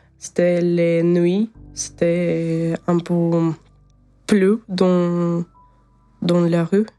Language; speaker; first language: French; non-native, learner; Ukrainian